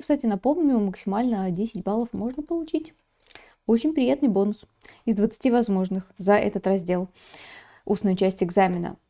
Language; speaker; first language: Russian; native; Russian